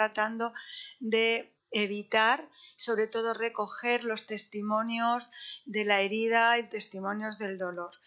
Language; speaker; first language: Spanish; native; Spanish